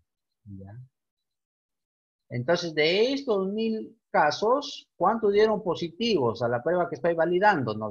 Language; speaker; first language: Spanish; native; Spanish